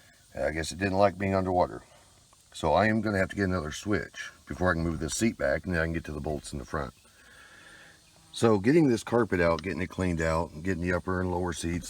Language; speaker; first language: English; native; English